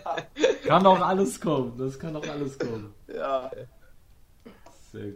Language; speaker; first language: German; native; German